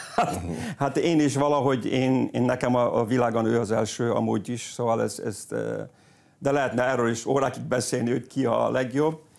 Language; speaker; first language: Hungarian; early bilingual, heritage; Hungarian